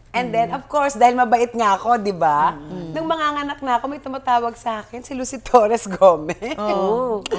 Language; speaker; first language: Filipino; native; Filipino